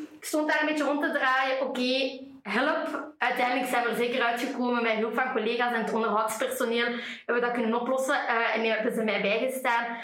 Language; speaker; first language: Dutch; native; Dutch